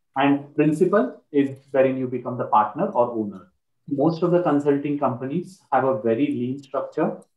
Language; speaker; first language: English; non-native, local second language; Marathi